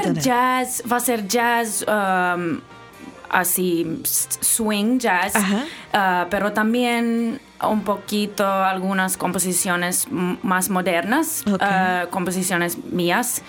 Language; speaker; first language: Spanish; non-native, learner; Finnish